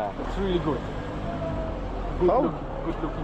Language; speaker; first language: English; non-native, fluent; Polish